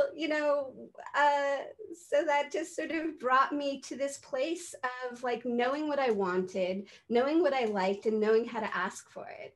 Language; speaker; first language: English; native; English